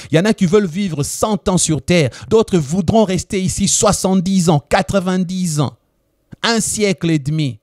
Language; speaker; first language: French; non-native, local second language; Lingala